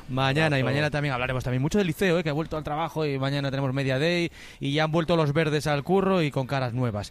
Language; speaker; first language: Spanish; native; Spanish